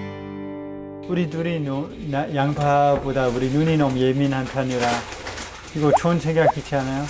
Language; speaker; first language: Korean; non-native, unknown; English